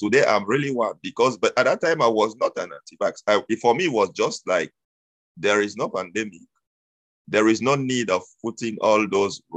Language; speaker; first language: English; non-native, local second language; French